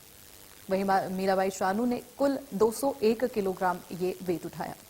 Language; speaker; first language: Hindi; native; Hindi